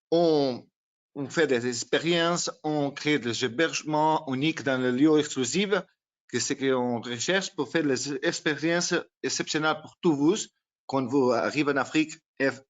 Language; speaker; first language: French; non-native, learner; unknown